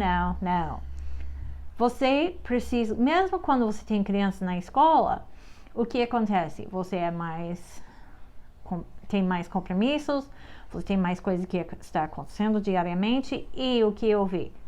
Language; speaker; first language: Portuguese; non-native, fluent; English